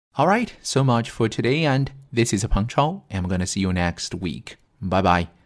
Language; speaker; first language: English; non-native, fluent; Chinese